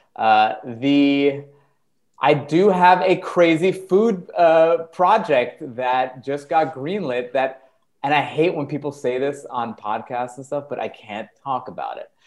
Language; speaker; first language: English; early bilingual, other home language; Persian